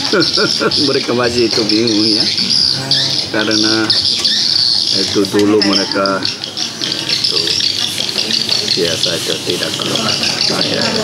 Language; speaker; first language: Indonesian; non-native, learner; Korean